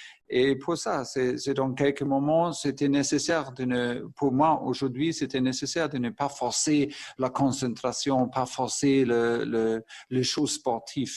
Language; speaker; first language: French; non-native, fluent; German